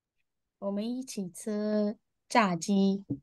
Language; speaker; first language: Chinese; non-native, learner; Burmese